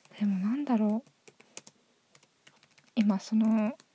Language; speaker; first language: Japanese; native; Japanese